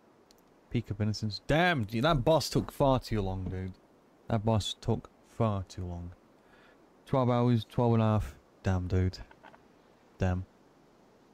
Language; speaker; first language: English; native; English